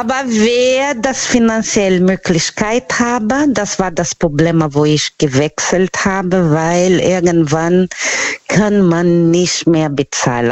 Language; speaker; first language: German; non-native, learner; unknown